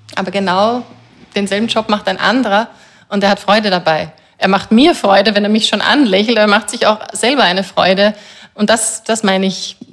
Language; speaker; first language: German; native; German